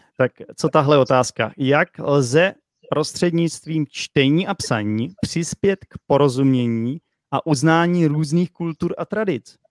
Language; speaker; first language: Czech; native; Czech